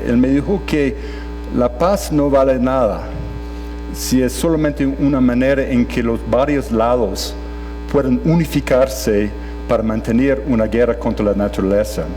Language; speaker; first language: Spanish; non-native, fluent; English